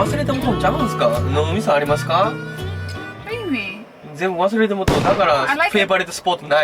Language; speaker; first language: Japanese; native; Japanese